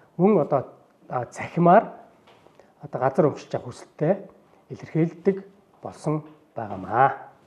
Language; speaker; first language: Mongolian; native; Mongolian